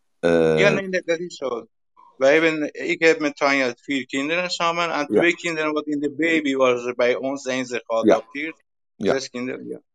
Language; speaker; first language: Dutch; non-native, learner; Persian